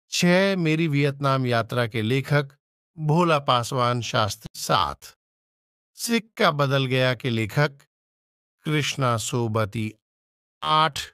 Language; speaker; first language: Hindi; native; Hindi